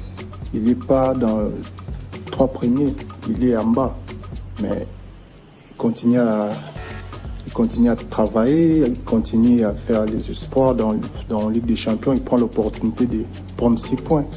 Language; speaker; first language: French; non-native, local second language; Lingala